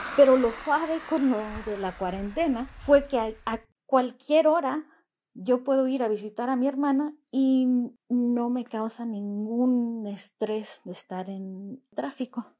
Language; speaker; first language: Spanish; early bilingual, heritage; Spanish